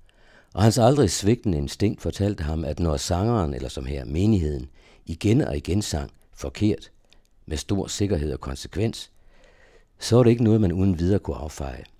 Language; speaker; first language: Danish; native; Danish